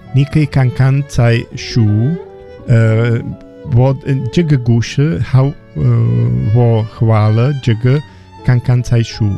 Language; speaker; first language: Chinese; non-native, learner; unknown